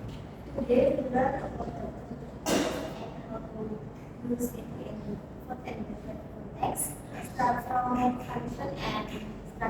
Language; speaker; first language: English; non-native, learner; Indonesian